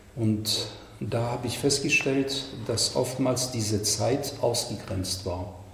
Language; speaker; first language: German; non-native, fluent; French